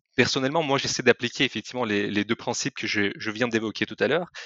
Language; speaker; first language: French; non-native, fluent; Russian